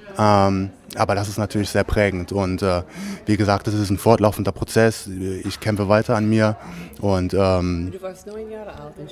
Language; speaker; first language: German; native; German